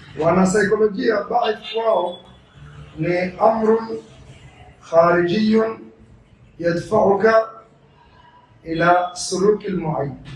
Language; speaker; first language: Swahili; native; Swahili